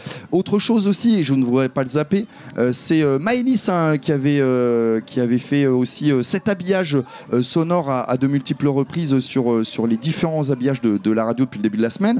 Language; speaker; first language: French; native; French